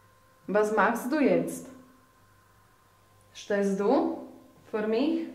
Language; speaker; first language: German; non-native, learner; Slovak